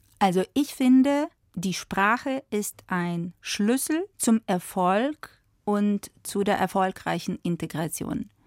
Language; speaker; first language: German; non-native, fluent; Russian